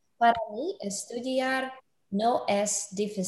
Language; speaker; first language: Spanish; non-native, learner; English